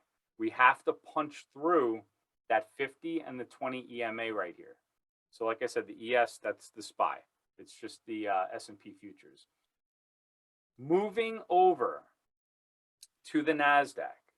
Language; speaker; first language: English; native; English